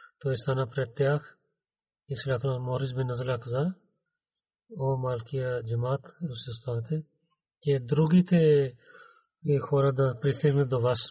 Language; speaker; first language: Bulgarian; non-native, learner; Urdu